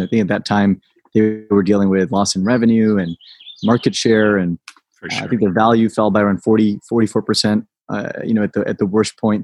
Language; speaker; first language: English; native; English